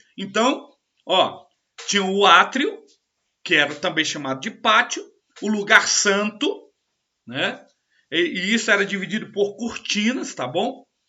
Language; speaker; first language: Portuguese; native; Portuguese